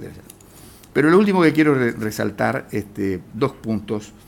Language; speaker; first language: Spanish; native; Spanish